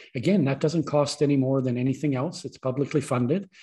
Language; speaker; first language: English; native; English